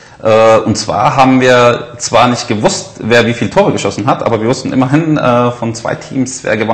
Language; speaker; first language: German; native; German